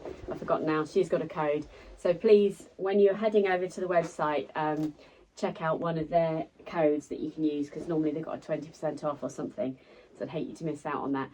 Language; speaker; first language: English; native; English